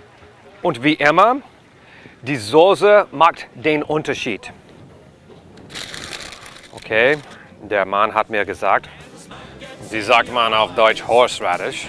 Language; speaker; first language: German; non-native, learner; English